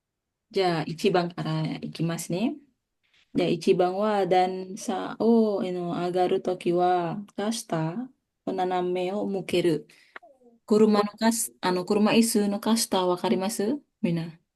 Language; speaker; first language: Japanese; non-native, fluent; Indonesian